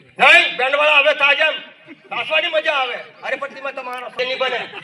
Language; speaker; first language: Gujarati; native; Gujarati